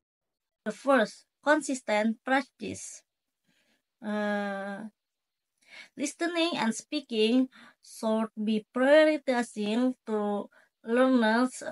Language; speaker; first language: English; non-native, learner; Indonesian